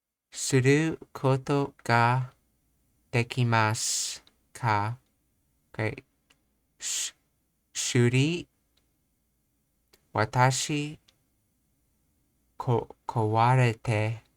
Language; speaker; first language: Japanese; non-native, learner; English